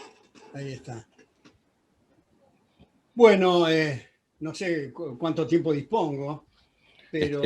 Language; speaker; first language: Spanish; native; Spanish